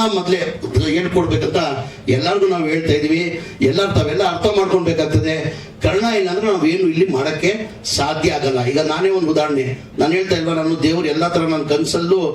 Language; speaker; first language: Kannada; non-native, local second language; Urdu